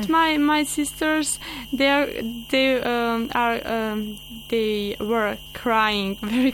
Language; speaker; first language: English; non-native, learner; Bosnian